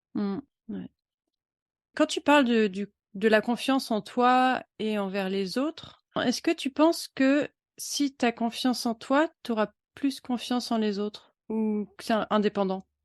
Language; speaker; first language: French; native; French